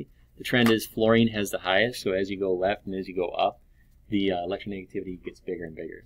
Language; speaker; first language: English; native; English